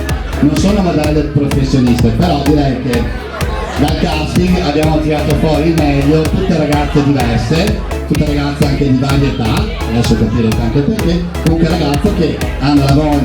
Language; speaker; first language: Italian; native; Italian